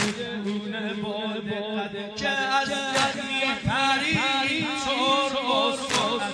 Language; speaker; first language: Persian; native; Persian